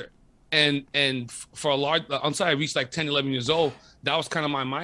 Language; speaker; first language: English; native; English